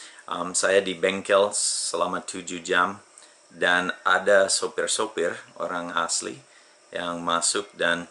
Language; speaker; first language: Indonesian; non-native, fluent; English